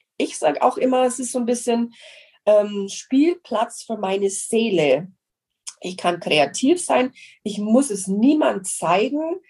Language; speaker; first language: German; non-native, fluent; English